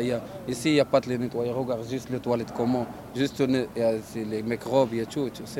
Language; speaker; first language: French; non-native, learner; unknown